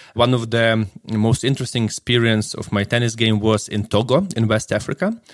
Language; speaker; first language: English; non-native, fluent; Ukrainian